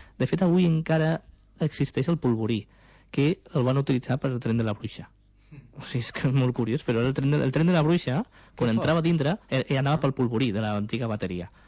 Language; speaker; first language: Catalan; native; Catalan